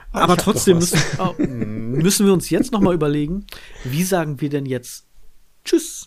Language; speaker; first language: German; native; German